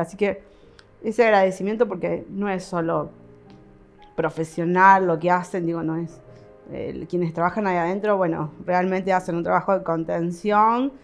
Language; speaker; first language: Spanish; native; Spanish